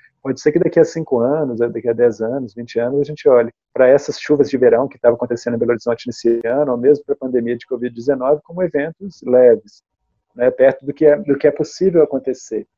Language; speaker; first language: Portuguese; native; Portuguese